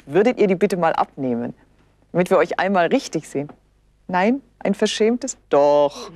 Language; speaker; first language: German; native; German